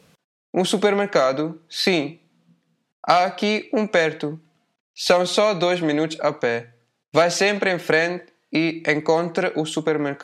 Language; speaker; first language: Portuguese; non-native, learner; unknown